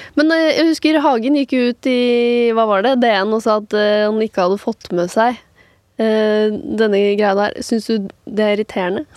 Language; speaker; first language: Norwegian; native; Norwegian